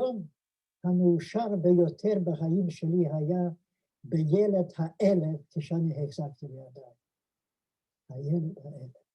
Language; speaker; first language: Hebrew; non-native, fluent; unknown